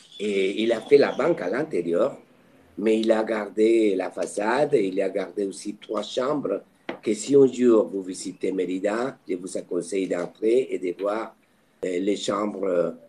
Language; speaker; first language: French; non-native, fluent; Spanish